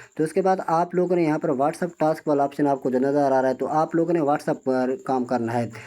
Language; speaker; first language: Urdu; non-native, local second language; Punjabi